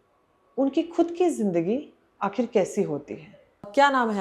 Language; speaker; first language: Hindi; native; Hindi